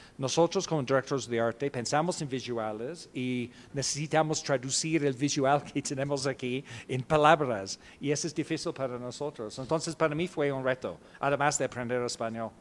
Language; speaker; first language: Spanish; non-native, fluent; English